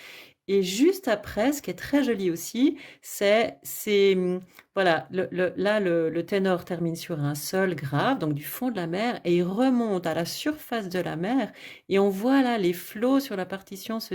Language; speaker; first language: French; native; French